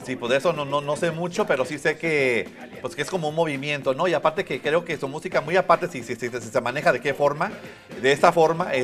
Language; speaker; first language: Spanish; early bilingual, heritage; Spanish